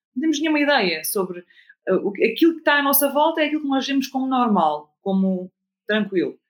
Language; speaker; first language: Portuguese; native; Portuguese